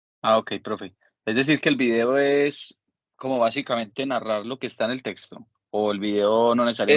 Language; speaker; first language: Spanish; native; Spanish